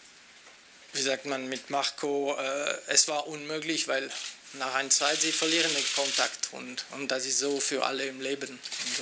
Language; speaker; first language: German; non-native, local second language; French